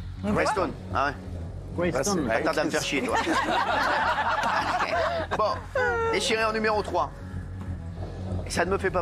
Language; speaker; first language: French; native; French